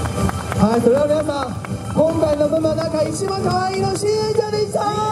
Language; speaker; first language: Japanese; non-native, fluent; Chinese